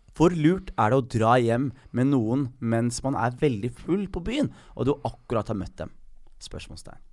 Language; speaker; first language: Norwegian; early bilingual, other home language; Somali